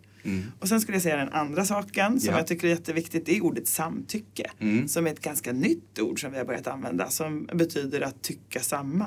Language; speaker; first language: Swedish; native; Swedish